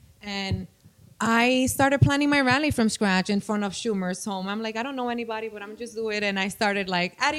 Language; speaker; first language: English; non-native, fluent; Spanish